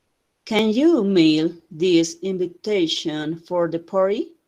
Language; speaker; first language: English; non-native, fluent; Spanish